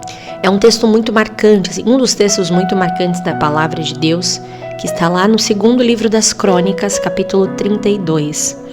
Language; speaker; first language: Portuguese; native; Portuguese